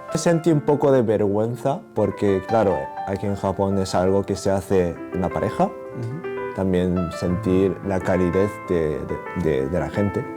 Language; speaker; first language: Spanish; non-native, fluent; Japanese